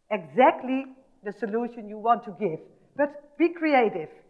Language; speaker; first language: English; non-native, fluent; Dutch